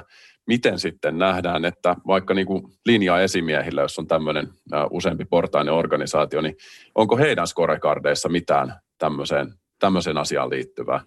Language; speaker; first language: Finnish; native; Finnish